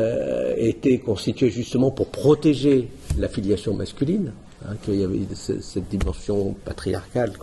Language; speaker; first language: French; native; French